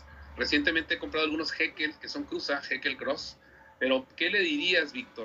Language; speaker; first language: Spanish; native; Spanish